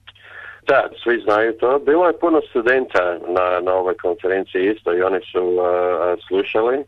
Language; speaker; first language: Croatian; early bilingual, heritage; Croatian